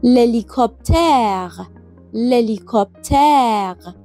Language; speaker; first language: French; non-native, fluent; Persian